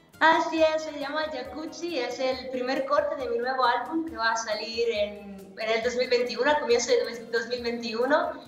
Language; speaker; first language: Spanish; non-native, fluent; Italian